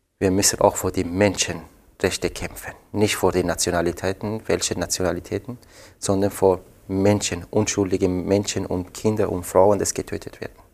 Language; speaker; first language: German; non-native, fluent; Persian